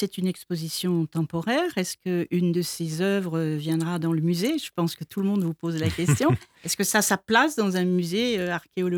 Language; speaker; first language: French; native; French